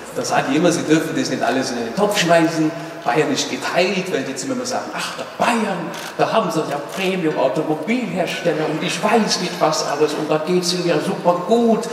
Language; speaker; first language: German; native; German